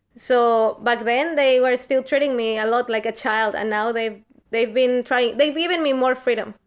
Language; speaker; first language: English; non-native, fluent; Spanish